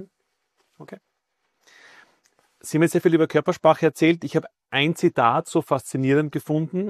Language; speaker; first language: German; native; German